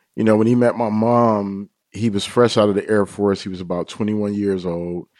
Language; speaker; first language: English; native; English